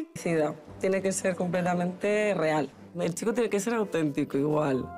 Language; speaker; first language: Spanish; native; Spanish